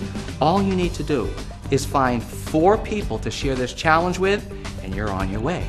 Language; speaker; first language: English; native; English